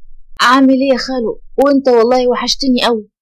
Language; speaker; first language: Arabic; native; Arabic